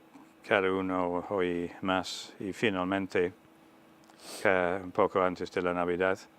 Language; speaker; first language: Spanish; non-native, fluent; English